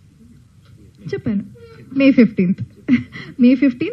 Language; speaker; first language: Telugu; non-native, fluent; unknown